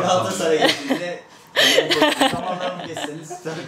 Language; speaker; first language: Turkish; native; Turkish